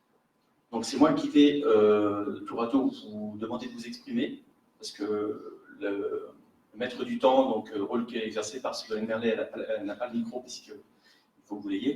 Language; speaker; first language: French; native; French